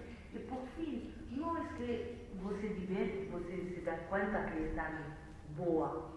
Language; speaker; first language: Portuguese; non-native, learner; French